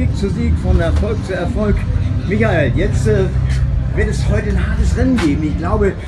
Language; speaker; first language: German; native; German